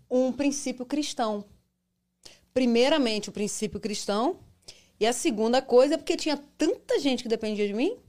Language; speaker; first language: Portuguese; native; Portuguese